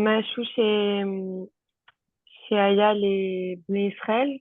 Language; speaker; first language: Hebrew; non-native, learner; French